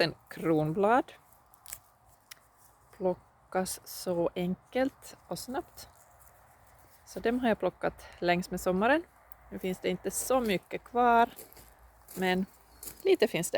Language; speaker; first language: Swedish; non-native, local second language; Finnish